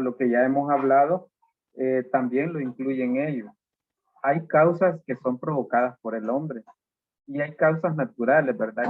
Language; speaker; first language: Spanish; native; Spanish